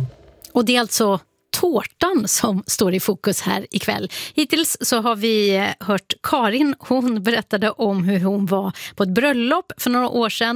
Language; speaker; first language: Swedish; native; Swedish